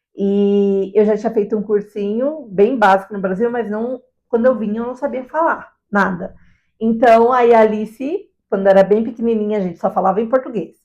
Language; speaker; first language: Portuguese; native; Portuguese